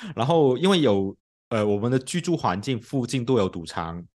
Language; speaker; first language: Chinese; non-native, local second language; Cantonese